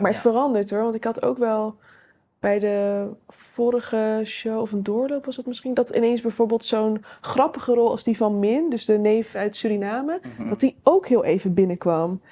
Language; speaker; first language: Dutch; native; Dutch